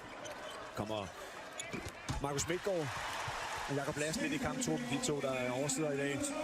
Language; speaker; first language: Danish; native; Danish